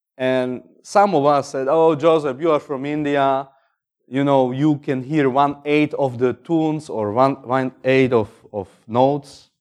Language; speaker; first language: English; non-native, fluent; Slovak